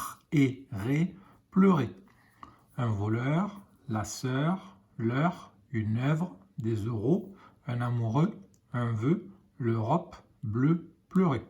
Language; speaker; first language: French; native; French